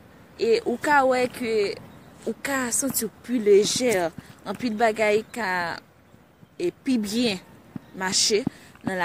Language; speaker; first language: French; non-native, learner; Haitian Creole